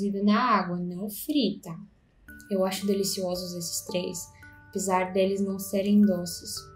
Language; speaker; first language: Portuguese; non-native, fluent; Russian